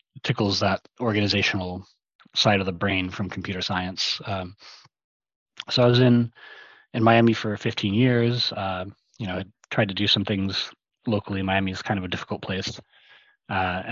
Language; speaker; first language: English; native; English